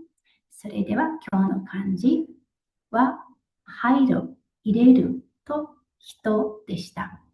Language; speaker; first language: Japanese; non-native, local second language; Mongolian